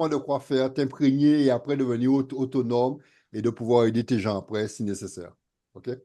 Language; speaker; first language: French; native; French